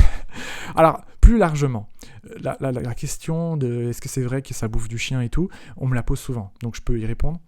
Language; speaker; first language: French; native; French